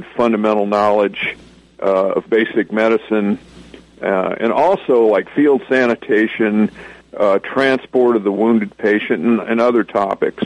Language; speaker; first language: English; native; English